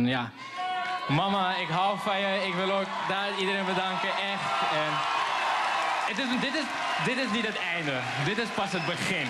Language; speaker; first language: Dutch; early bilingual, other home language; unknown